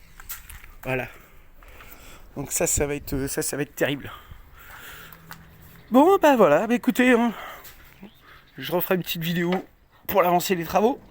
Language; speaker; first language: French; native; French